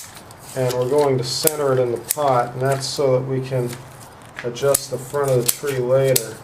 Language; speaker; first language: English; native; English